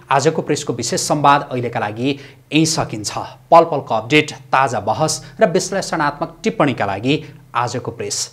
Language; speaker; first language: Nepali; native; Nepali